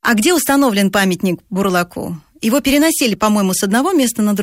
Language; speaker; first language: Russian; native; Russian